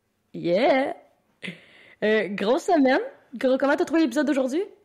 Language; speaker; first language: French; native; French